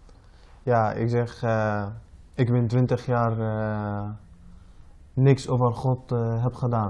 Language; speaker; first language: Dutch; non-native, learner; Arabic